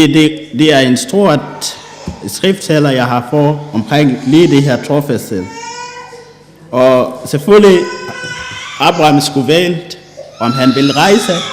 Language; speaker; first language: Danish; non-native, fluent; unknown